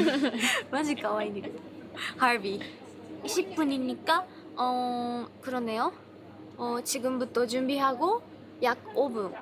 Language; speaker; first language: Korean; non-native, fluent; Japanese